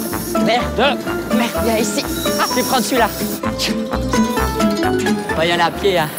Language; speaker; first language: French; native; French